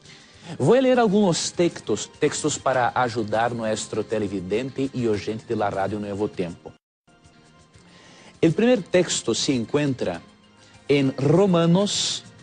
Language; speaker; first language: Spanish; non-native, fluent; Portuguese